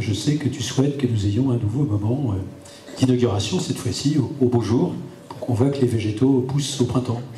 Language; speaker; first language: French; native; French